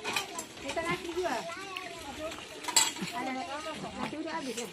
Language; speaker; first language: Malay; native; Malay